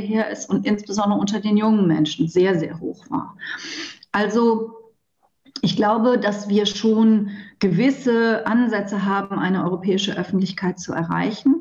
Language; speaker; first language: German; native; German